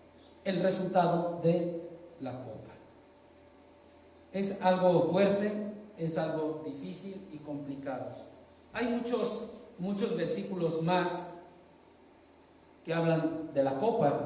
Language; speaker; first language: Spanish; native; Spanish